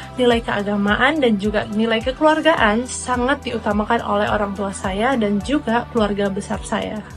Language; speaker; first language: Indonesian; native; Indonesian